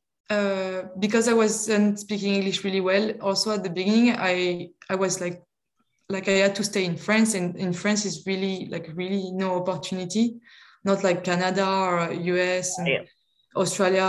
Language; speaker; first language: English; non-native, fluent; French